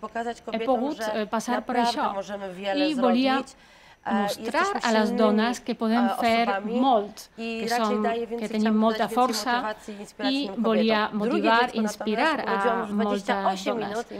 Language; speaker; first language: Catalan; non-native, learner; Polish